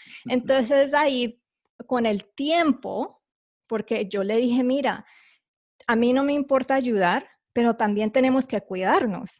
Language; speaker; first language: Spanish; early bilingual, heritage; Spanish